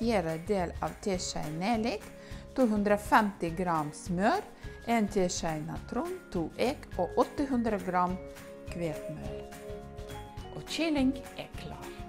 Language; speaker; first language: Norwegian; non-native, learner; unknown